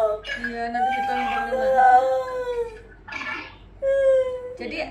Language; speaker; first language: Indonesian; native; Indonesian